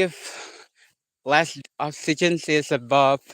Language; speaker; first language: English; non-native, learner; Indonesian